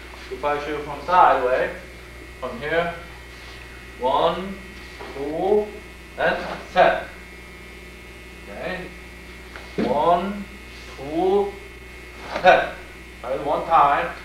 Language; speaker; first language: English; non-native, fluent; Korean